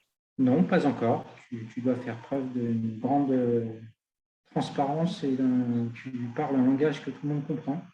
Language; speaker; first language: French; native; French